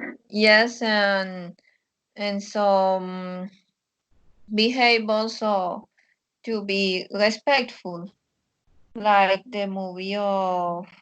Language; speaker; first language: English; non-native, learner; Spanish